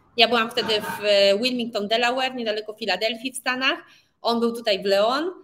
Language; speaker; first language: Polish; native; Polish